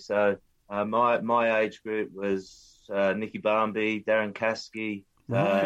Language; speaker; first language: English; native; English